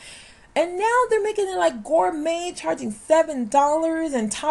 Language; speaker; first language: English; native; English